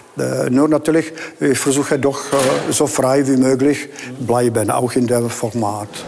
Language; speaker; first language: German; non-native, fluent; Czech